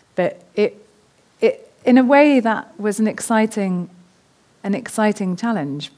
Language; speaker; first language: English; native; English